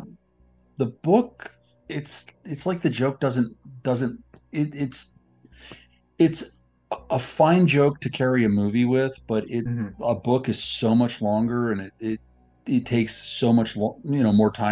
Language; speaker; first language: English; native; English